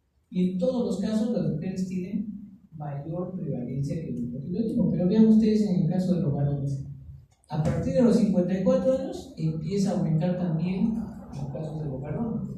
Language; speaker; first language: Spanish; native; Spanish